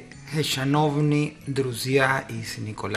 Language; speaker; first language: Russian; non-native, learner; Spanish